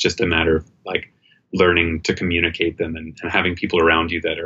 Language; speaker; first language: English; native; English